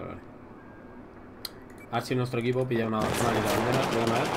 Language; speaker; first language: Spanish; native; Spanish